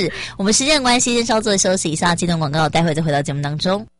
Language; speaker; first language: Chinese; native; Chinese